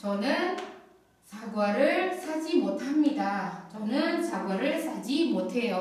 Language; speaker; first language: Korean; non-native, learner; Indonesian